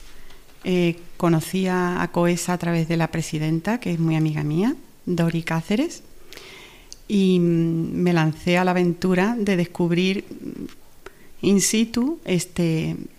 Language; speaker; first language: Spanish; native; Spanish